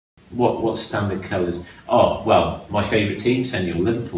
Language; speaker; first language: English; native; English